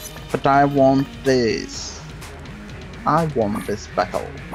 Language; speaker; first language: English; non-native, fluent; Italian